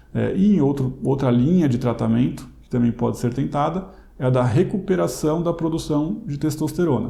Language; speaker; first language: Portuguese; native; Portuguese